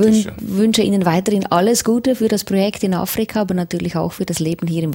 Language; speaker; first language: German; native; German